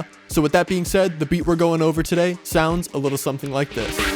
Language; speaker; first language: English; native; English